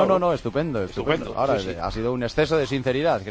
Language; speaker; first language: Spanish; native; Spanish